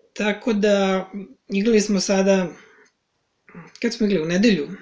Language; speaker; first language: Serbian; native; Serbian